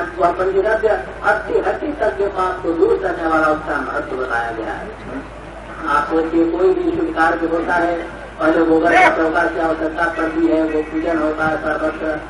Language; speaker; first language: Hindi; native; Hindi